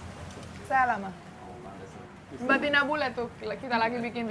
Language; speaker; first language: Indonesian; non-native, fluent; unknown